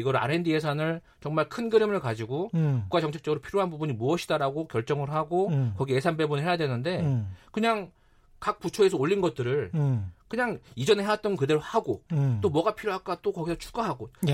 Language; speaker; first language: Korean; native; Korean